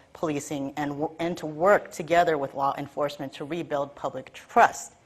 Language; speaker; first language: English; native; English